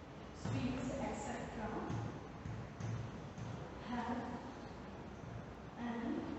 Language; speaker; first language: English; non-native, local second language; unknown